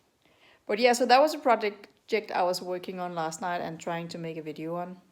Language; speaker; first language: English; non-native, fluent; Danish